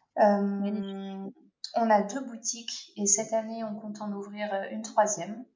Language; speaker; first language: French; native; French